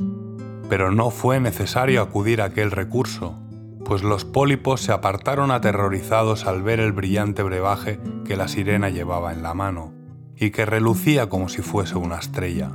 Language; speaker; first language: Spanish; native; Spanish